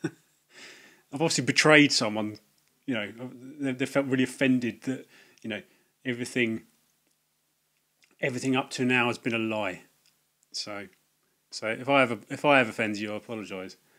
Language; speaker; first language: English; native; English